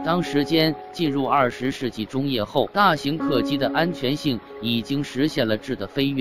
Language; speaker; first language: Chinese; native; Chinese